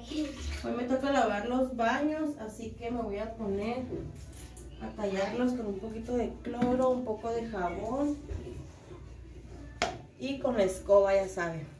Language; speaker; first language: Spanish; native; Spanish